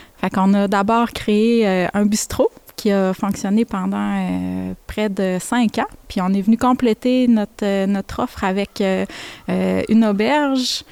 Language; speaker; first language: French; native; French